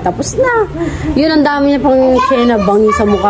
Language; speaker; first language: Filipino; native; Filipino